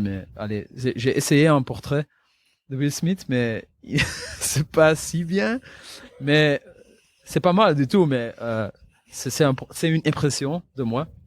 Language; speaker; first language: French; non-native, local second language; Dutch